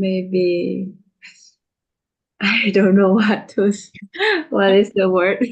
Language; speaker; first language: English; non-native, learner; Indonesian